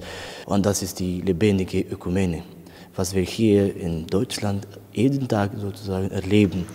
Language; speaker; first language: German; non-native, fluent; Romanian